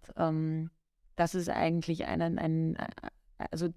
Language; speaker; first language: German; native; German